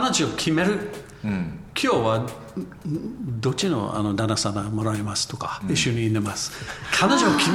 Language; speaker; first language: Japanese; non-native, learner; English